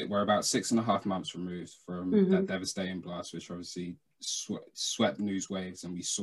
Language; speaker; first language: English; native; English